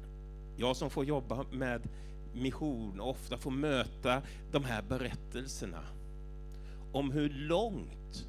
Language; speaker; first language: Swedish; native; Swedish